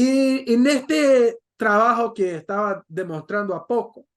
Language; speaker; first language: Spanish; non-native, fluent; Portuguese